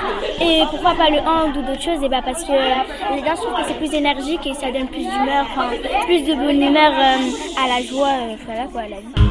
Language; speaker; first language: French; native; French